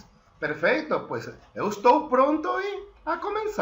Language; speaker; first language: Portuguese; non-native, fluent; Spanish